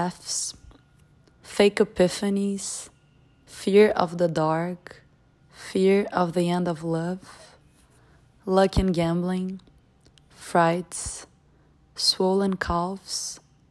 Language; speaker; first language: English; non-native, fluent; Portuguese